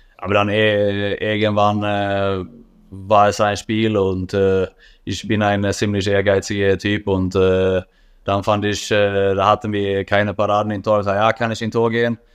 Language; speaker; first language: German; non-native, fluent; Swedish